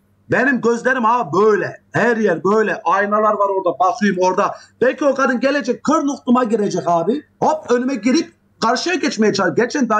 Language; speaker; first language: Turkish; early bilingual, heritage; Turkish